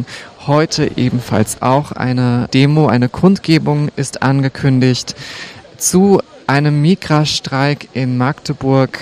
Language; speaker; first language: German; native; German